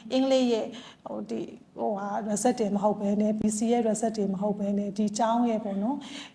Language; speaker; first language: Burmese; native; Burmese